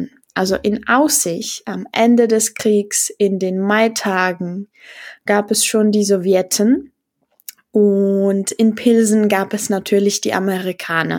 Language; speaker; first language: German; non-native, fluent; Czech